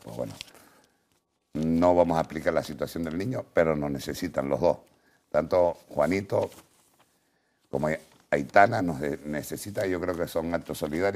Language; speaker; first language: Spanish; native; Spanish